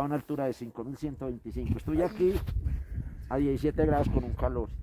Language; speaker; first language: Spanish; native; Spanish